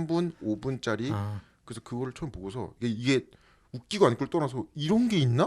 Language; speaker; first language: Korean; native; Korean